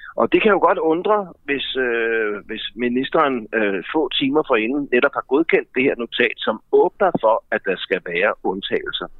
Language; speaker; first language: Danish; native; Danish